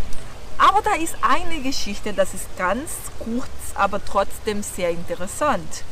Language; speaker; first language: German; non-native, learner; Portuguese